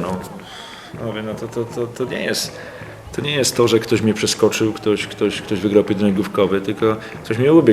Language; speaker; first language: Polish; native; Polish